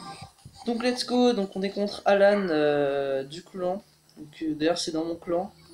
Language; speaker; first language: French; native; French